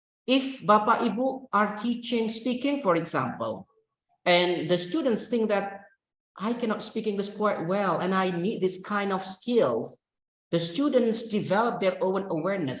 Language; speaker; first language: English; non-native, fluent; Indonesian